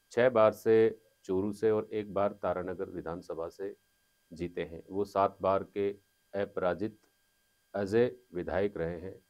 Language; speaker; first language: Hindi; native; Hindi